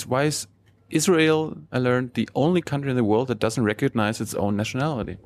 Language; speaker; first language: English; non-native, fluent; German